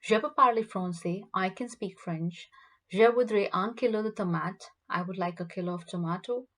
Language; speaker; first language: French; non-native, learner; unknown